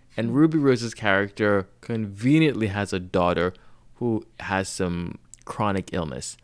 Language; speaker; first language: English; non-native, local second language; Yoruba